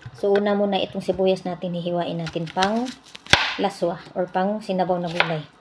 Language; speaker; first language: Filipino; non-native, local second language; Cebuano